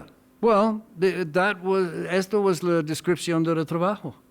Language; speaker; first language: Spanish; non-native, learner; English